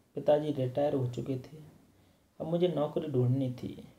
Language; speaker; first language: Hindi; native; Hindi